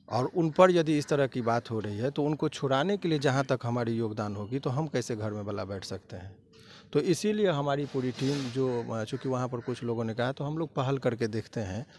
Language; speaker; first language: Hindi; native; Hindi